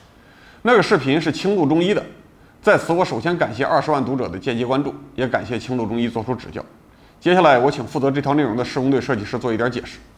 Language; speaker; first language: Chinese; native; Chinese